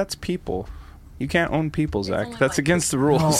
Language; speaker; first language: English; native; English